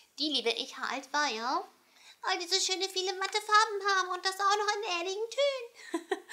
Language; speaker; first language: German; early bilingual, other home language; Turkish